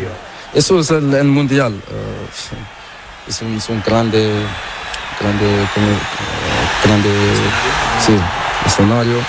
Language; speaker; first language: Spanish; non-native, learner; Portuguese